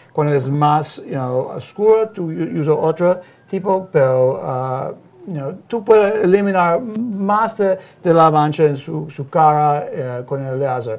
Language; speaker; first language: Spanish; non-native, learner; English